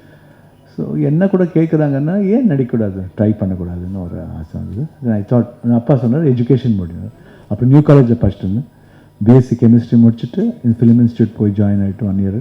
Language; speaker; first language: Tamil; non-native, local second language; Kannada